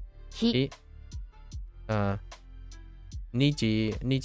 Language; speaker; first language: Japanese; non-native, learner; English